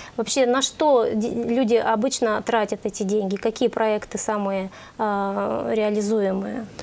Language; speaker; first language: Russian; native; Russian